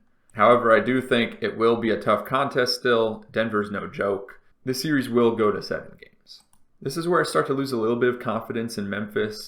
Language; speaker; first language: English; native; English